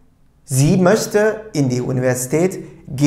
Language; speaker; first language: German; non-native, fluent; Turkish